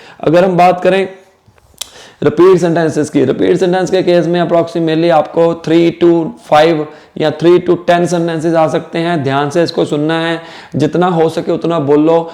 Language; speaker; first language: Hindi; non-native, local second language; Punjabi